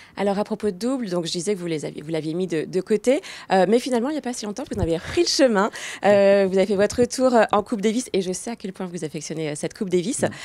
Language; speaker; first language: French; native; French